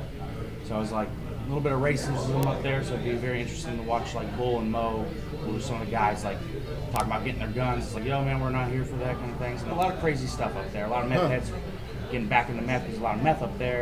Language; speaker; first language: English; native; English